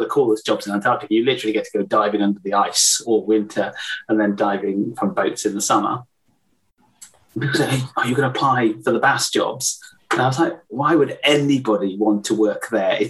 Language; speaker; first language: English; native; English